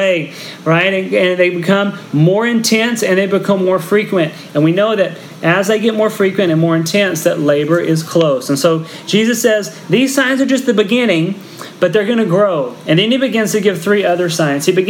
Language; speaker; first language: English; native; English